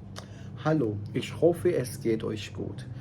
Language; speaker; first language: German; non-native, fluent; Hindi